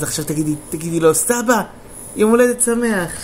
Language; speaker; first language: Hebrew; native; Hebrew